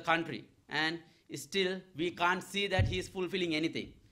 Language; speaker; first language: English; non-native, local second language; Sinhala